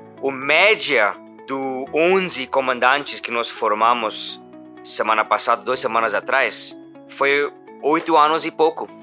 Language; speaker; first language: Portuguese; non-native, learner; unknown